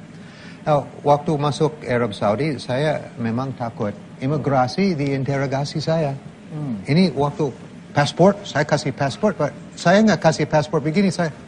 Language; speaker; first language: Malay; non-native, fluent; English